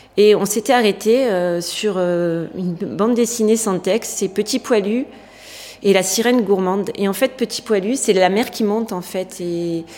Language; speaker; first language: French; native; French